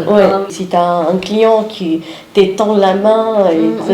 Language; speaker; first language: French; non-native, fluent; Italian